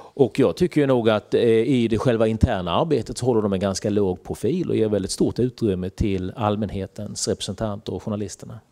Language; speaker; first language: Swedish; native; Swedish